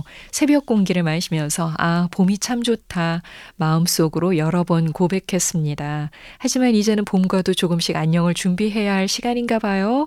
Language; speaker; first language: Korean; native; Korean